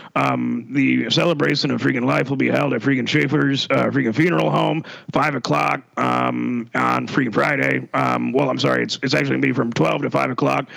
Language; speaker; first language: English; native; English